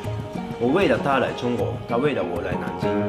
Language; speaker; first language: Chinese; non-native, learner; Japanese